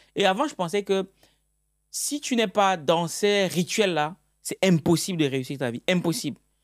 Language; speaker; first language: French; native; French